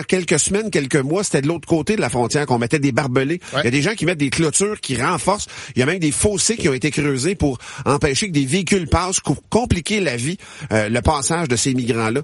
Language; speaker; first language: French; native; French